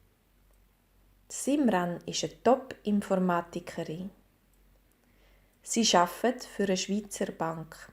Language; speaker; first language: German; native; German